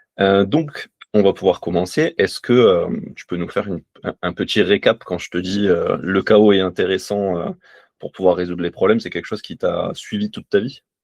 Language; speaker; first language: French; native; French